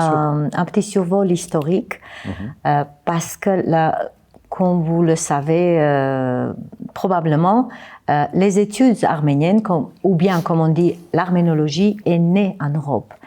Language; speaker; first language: French; non-native, fluent; Armenian